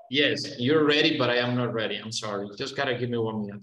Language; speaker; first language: English; non-native, fluent; Spanish